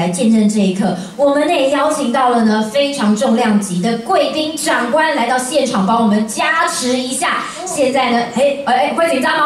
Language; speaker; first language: Chinese; native; Chinese